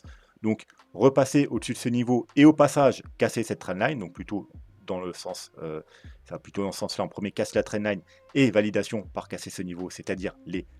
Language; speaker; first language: French; native; French